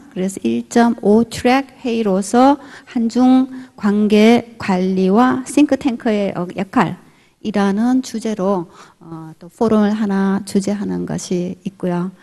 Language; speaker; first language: Korean; native; Korean